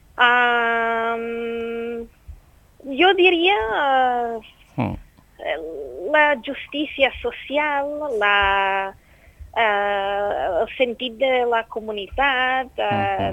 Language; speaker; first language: Catalan; non-native, fluent; English